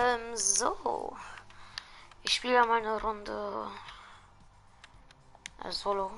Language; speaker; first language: German; native; German